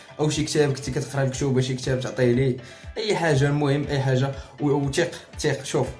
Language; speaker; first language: Arabic; native; Arabic